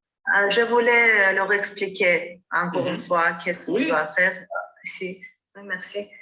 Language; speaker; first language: French; non-native, learner; Armenian